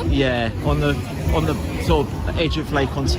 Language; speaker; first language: English; native; English